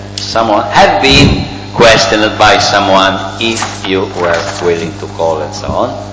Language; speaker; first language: English; non-native, fluent; Italian